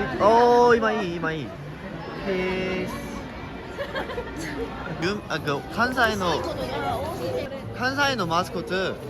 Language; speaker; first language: Japanese; non-native, learner; Korean